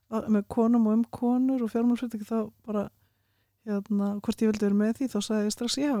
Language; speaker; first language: Icelandic; early bilingual, other home language; Russian